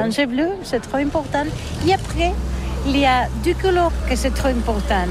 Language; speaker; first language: French; non-native, learner; Catalan